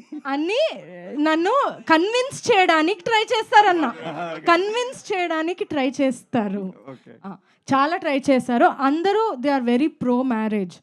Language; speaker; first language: Telugu; non-native, fluent; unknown